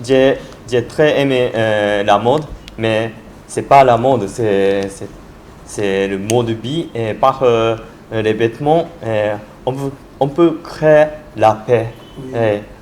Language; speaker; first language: French; non-native, learner; Japanese